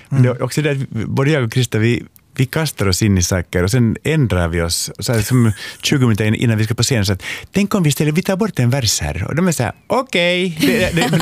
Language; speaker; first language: Swedish; native; Swedish